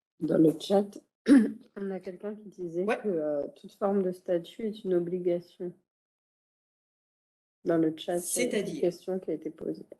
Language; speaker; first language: French; native; French